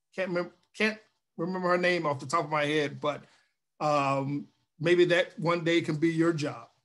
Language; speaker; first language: English; native; English